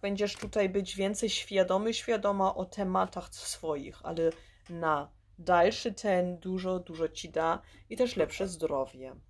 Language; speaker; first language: Polish; early bilingual, heritage; Polish